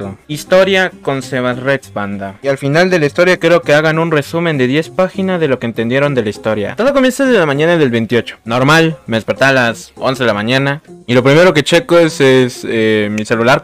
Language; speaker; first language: Spanish; native; Spanish